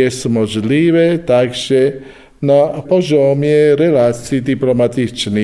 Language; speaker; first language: Polish; non-native, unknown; Italian